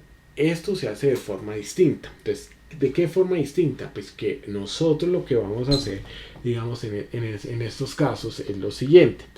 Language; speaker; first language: Spanish; native; Spanish